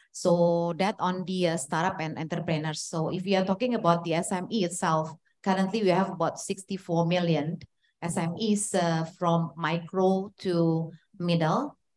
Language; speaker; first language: English; non-native, fluent; Indonesian